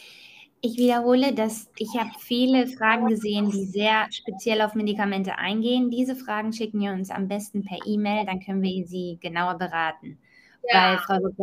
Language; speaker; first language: German; native; German